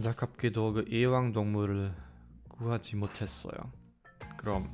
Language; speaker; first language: Korean; non-native, fluent; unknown